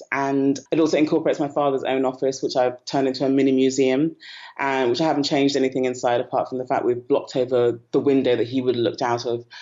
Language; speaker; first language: English; native; English